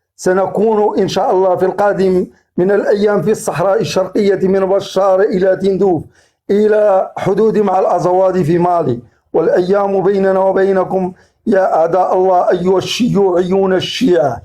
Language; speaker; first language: Arabic; native; Arabic